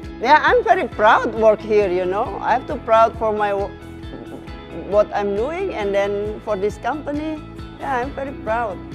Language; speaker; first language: English; non-native, fluent; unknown